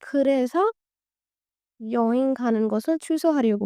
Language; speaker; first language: Korean; non-native, learner; Hindi